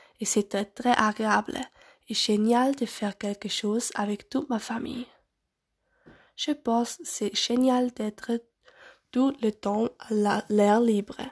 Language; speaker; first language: French; non-native, local second language; German